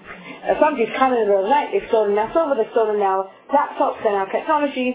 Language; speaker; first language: English; native; English